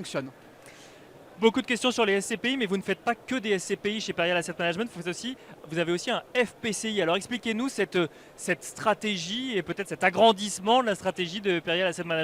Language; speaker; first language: French; native; French